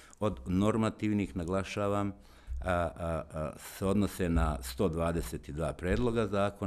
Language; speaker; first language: Bosnian; native; Bosnian